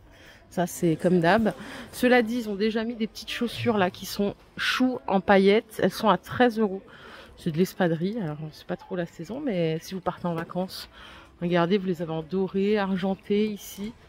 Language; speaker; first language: French; native; French